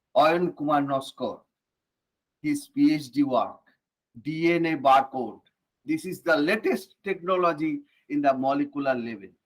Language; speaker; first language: English; non-native, local second language; Bangla